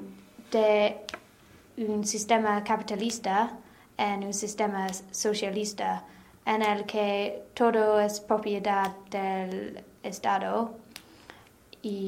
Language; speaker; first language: Spanish; non-native, learner; English